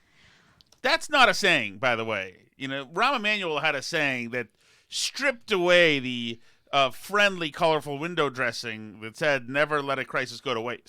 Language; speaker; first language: English; native; English